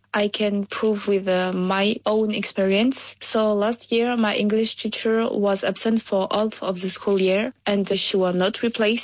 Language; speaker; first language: English; non-native, learner; French